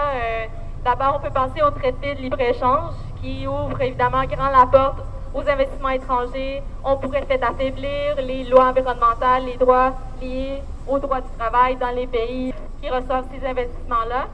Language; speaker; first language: French; native; French